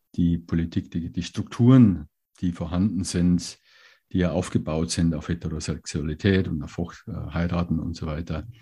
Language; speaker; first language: German; native; German